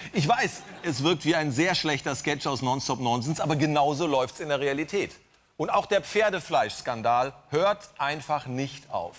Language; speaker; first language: German; native; German